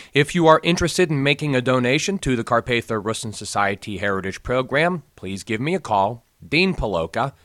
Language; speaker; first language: English; native; English